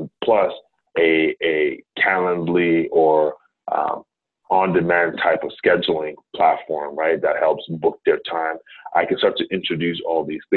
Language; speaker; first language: English; non-native, local second language; Akan